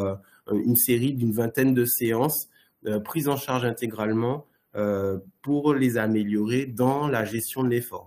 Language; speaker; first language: French; native; French